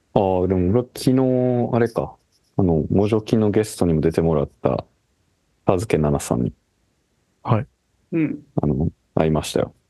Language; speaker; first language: Japanese; native; Japanese